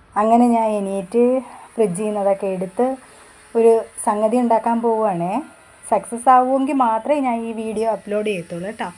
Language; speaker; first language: Malayalam; native; Malayalam